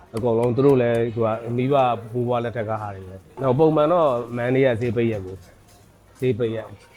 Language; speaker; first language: Burmese; native; Burmese